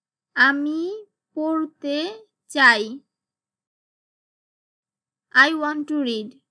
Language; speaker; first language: English; non-native, local second language; Bangla